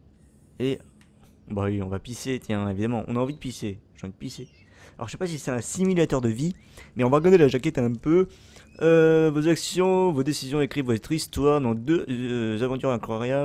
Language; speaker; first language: French; native; French